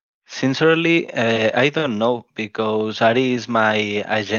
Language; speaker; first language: English; non-native, learner; Spanish